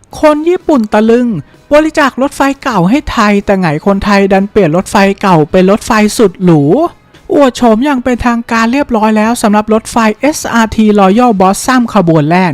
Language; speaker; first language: Thai; native; Thai